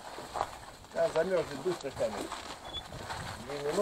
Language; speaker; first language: Russian; native; Russian